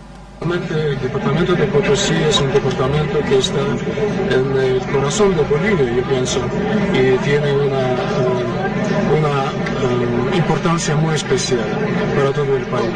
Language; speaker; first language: Spanish; non-native, fluent; Russian